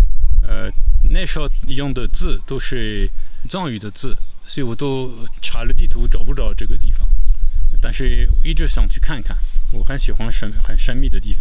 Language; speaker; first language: Chinese; non-native, fluent; French